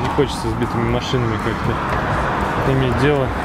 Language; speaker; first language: Russian; native; Russian